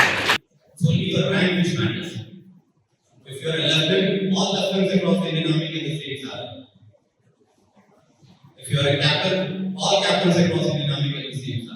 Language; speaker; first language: English; non-native, local second language; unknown